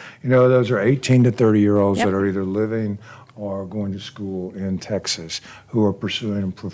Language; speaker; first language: English; native; English